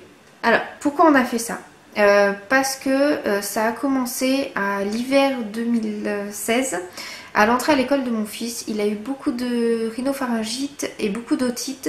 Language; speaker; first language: French; native; French